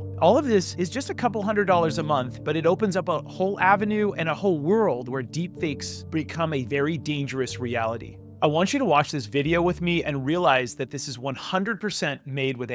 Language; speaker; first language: English; native; English